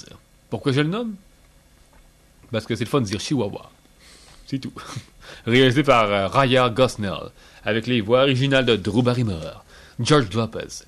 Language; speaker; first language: French; native; French